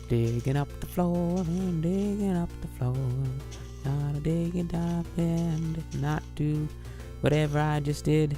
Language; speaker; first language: English; native; English